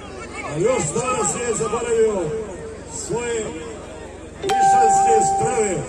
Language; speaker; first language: Bosnian; native; Bosnian